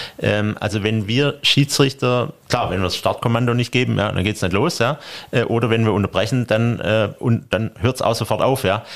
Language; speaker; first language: German; native; German